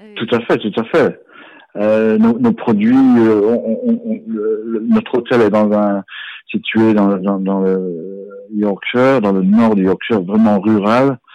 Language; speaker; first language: French; native; French